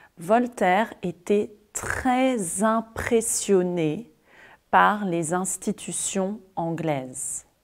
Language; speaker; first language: French; native; French